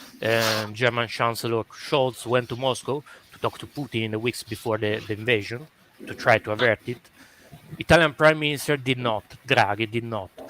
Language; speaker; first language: English; non-native, fluent; Italian